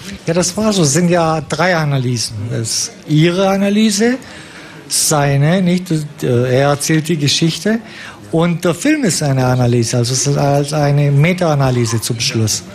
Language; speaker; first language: German; non-native, fluent; Romanian